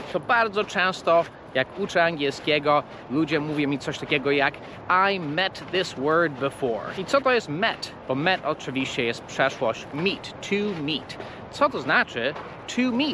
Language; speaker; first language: Polish; non-native, fluent; English